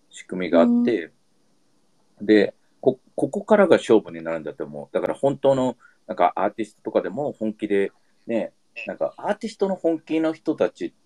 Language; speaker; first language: Japanese; early bilingual, heritage; Japanese